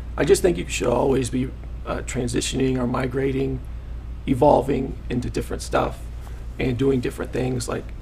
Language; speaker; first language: English; native; English